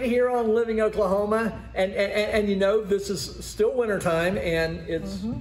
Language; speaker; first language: English; native; English